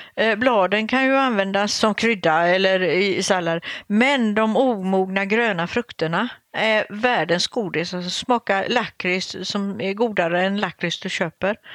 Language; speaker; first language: Swedish; native; Swedish